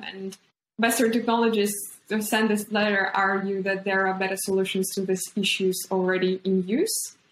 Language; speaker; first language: English; non-native, fluent; Ukrainian